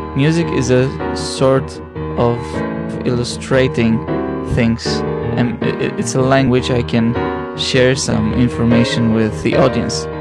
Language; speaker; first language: English; non-native, fluent; Polish